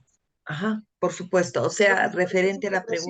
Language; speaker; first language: Spanish; native; Spanish